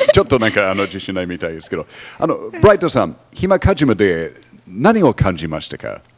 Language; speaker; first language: Japanese; non-native, fluent; English